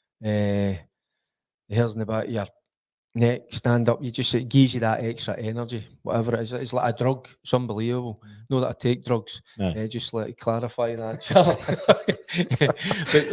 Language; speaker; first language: English; native; English